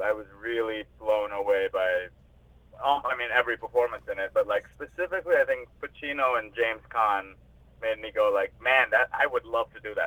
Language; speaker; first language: English; non-native, local second language; Hindi